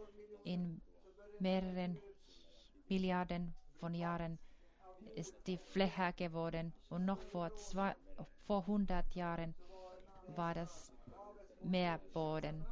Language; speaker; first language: German; non-native, fluent; Finnish